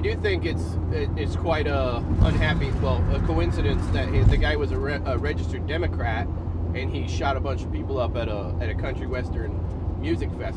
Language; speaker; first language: English; native; English